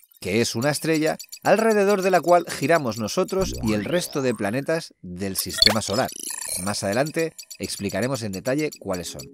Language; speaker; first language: Spanish; native; Spanish